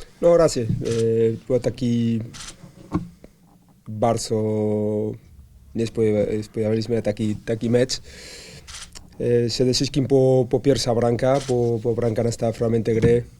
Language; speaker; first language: Polish; non-native, learner; Spanish